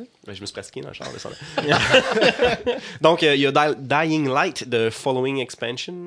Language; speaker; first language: French; native; French